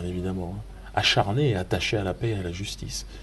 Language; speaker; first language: French; native; French